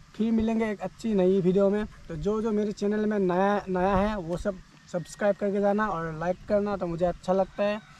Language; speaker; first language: Hindi; non-native, local second language; Assamese